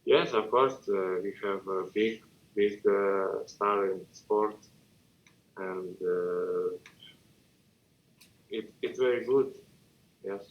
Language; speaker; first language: English; non-native, learner; Russian